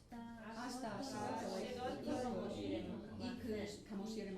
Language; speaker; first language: Japanese; non-native, learner; English